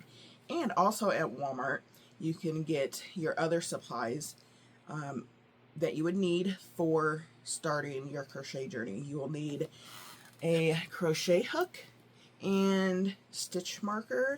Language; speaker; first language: English; native; English